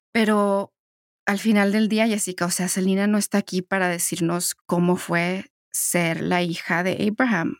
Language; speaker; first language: Spanish; early bilingual, heritage; Spanish